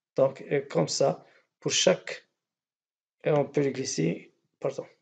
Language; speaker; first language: French; non-native, local second language; Arabic